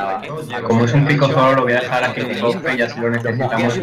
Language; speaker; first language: Spanish; native; Spanish